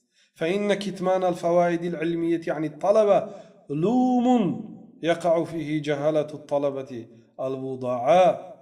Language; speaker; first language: Arabic; non-native, fluent; Tajik